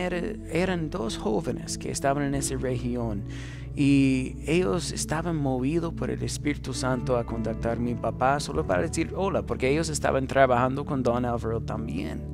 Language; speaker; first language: Spanish; non-native, fluent; English